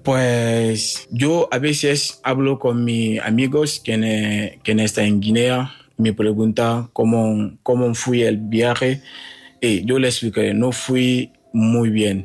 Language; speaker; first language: Spanish; non-native, learner; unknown